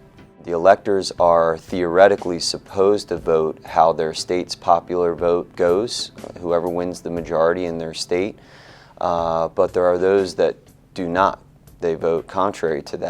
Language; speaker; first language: English; native; English